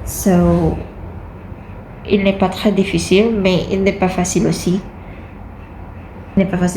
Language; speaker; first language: French; non-native, learner; Indonesian